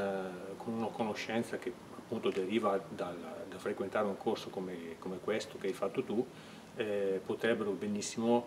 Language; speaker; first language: Italian; native; Italian